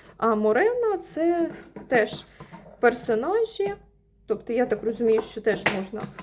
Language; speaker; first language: Ukrainian; non-native, local second language; Russian